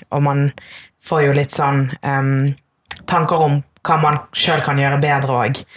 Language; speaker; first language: Norwegian; early bilingual, other home language; Tamil